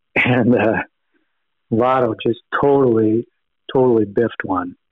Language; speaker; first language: English; native; English